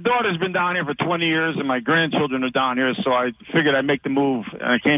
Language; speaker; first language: English; native; English